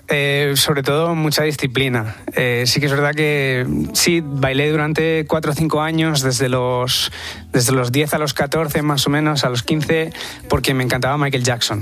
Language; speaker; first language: Spanish; early bilingual, other home language; English